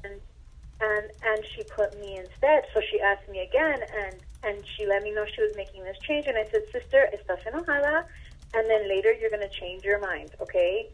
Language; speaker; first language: English; early bilingual, other home language; Spanish